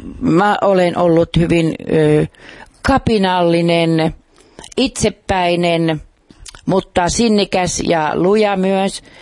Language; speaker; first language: Finnish; non-native, fluent; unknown